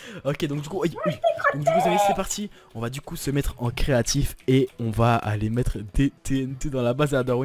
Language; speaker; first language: French; native; French